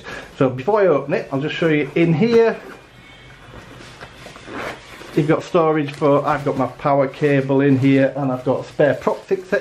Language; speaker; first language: English; native; English